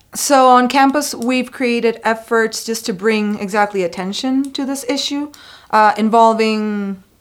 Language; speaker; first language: English; non-native, fluent; Spanish